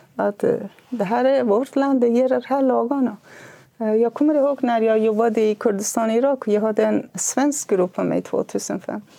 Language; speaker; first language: Swedish; non-native, fluent; Kurdish